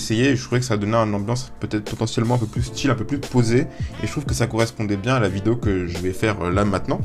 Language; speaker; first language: French; native; French